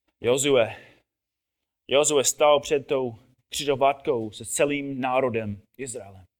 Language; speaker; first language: Czech; non-native, fluent; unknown